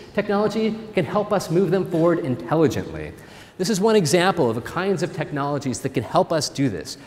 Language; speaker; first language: English; native; English